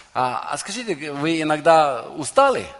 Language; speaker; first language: Russian; non-native, learner; Norwegian